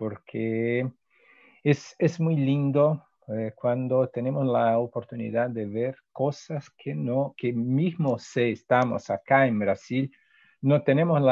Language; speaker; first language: Spanish; non-native, fluent; Portuguese